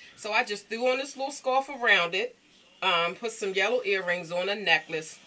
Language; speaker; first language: English; native; English